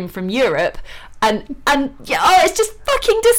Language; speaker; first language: English; native; English